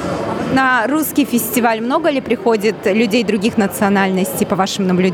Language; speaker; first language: Russian; native; Russian